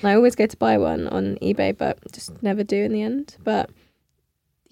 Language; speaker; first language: English; native; English